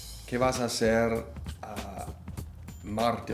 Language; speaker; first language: Spanish; non-native, learner; English